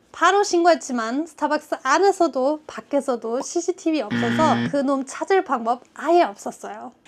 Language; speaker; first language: Korean; non-native, fluent; German